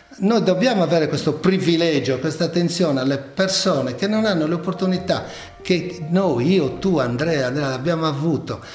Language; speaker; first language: Italian; native; Italian